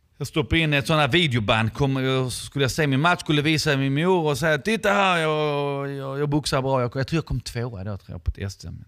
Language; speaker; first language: Swedish; non-native, fluent; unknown